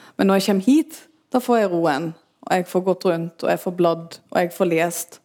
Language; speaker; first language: Norwegian; non-native, fluent; German